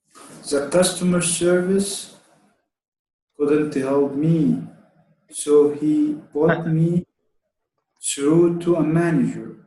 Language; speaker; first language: English; non-native, learner; Arabic